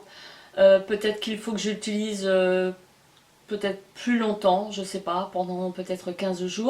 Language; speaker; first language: French; native; French